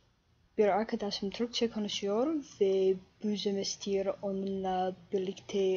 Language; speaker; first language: Turkish; non-native, learner; English